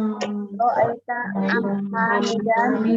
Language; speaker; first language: Arabic; non-native, learner; Indonesian